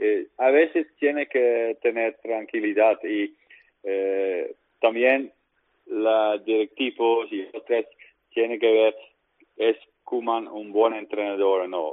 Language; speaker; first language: Spanish; non-native, learner; Dutch